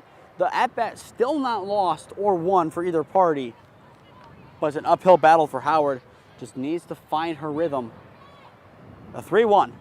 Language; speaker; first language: English; native; English